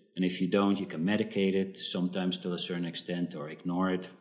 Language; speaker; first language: English; early bilingual, other home language; Dutch